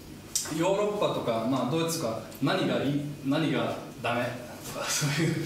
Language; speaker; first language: Japanese; non-native, fluent; German